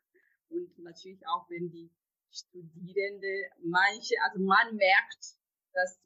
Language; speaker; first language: German; non-native, fluent; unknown